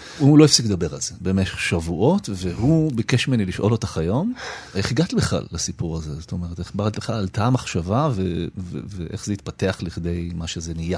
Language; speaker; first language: Hebrew; native; Hebrew